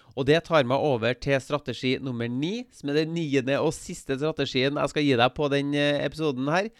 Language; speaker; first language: Norwegian; native; Norwegian